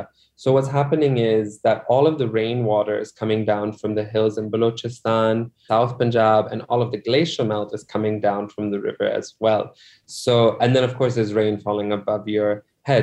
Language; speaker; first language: English; non-native, local second language; Urdu